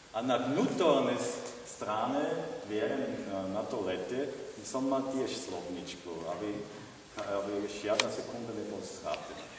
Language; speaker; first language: Slovak; non-native, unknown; German